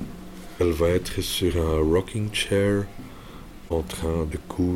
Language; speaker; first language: French; non-native, local second language; Dutch